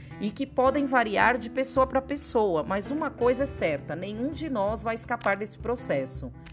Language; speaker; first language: Portuguese; native; Portuguese